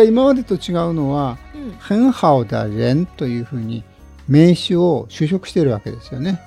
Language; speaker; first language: Japanese; native; Japanese